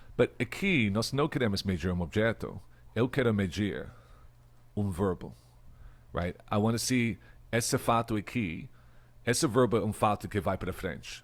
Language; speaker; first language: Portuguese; non-native, fluent; English